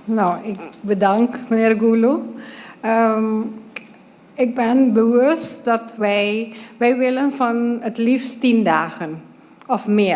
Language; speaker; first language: Dutch; non-native, local second language; Papiamento